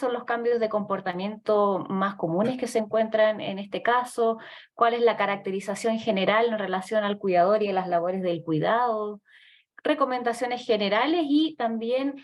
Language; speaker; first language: Spanish; native; Spanish